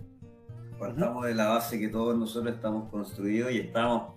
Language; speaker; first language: Spanish; native; Spanish